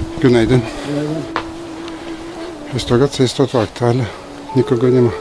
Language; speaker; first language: Polish; non-native, fluent; Turkish